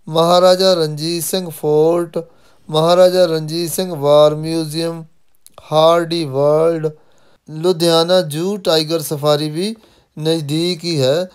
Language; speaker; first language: Hindi; non-native, local second language; Punjabi